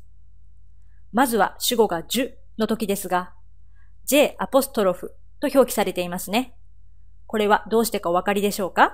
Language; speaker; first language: Japanese; native; Japanese